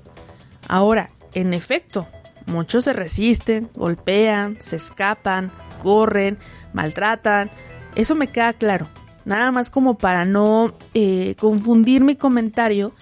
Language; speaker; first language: Spanish; native; Spanish